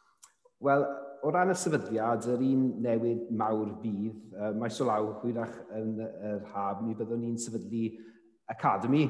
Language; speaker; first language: Welsh; native; Welsh